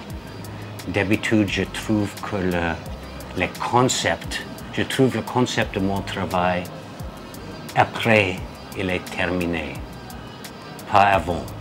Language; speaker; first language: French; non-native, fluent; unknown